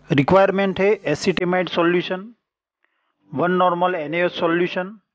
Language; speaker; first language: Hindi; non-native, local second language; Marathi